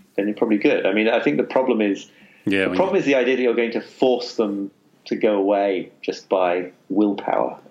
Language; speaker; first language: English; native; English